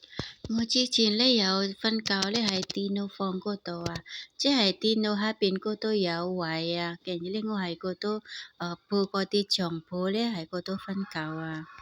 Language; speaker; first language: Cantonese; non-native, learner; Indonesian